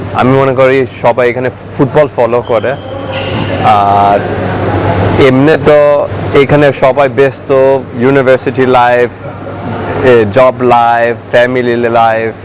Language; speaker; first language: Bangla; early bilingual, heritage; Bangla